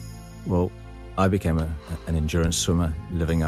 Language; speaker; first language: English; native; English